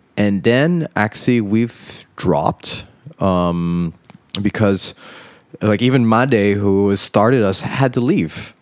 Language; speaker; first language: English; native; English